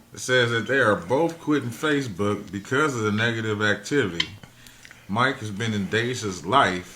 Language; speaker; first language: English; native; English